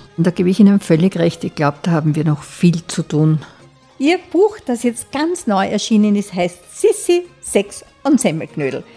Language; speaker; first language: German; native; German